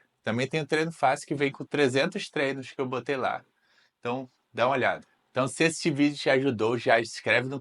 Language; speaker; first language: Portuguese; native; Portuguese